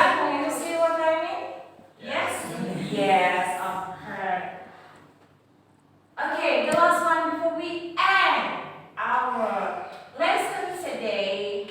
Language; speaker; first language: English; non-native, fluent; Indonesian